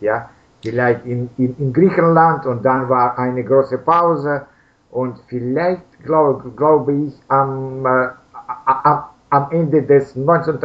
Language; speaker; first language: German; non-native, learner; Russian